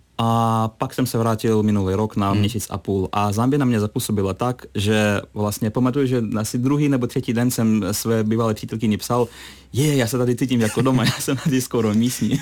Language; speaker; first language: Czech; non-native, fluent; Russian